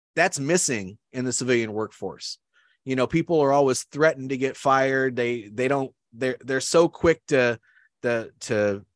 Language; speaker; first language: English; native; English